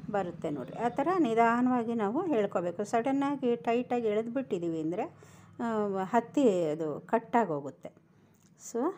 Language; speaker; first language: Kannada; non-native, local second language; Telugu